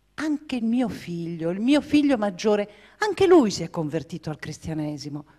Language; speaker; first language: Italian; non-native, fluent; English